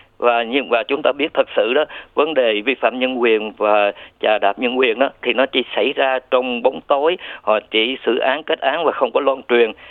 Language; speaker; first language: Vietnamese; native; Vietnamese